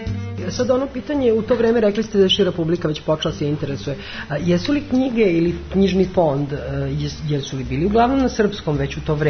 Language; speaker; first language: Serbian; native; Serbian